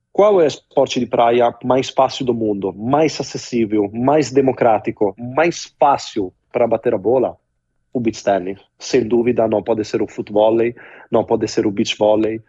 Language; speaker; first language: Portuguese; non-native, fluent; Italian